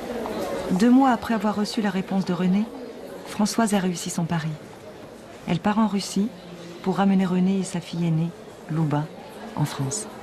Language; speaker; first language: French; native; French